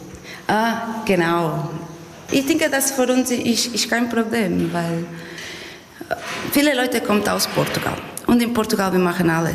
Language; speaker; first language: German; non-native, learner; Portuguese